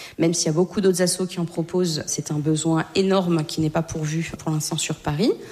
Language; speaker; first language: French; native; French